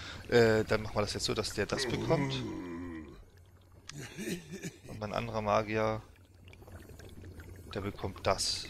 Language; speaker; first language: German; native; German